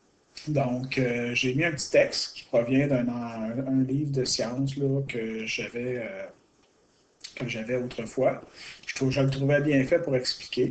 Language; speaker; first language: French; native; French